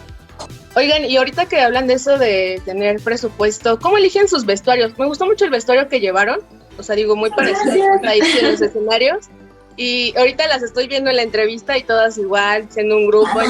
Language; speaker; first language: Spanish; native; Spanish